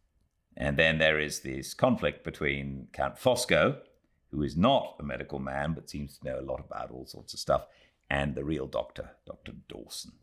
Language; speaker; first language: English; native; English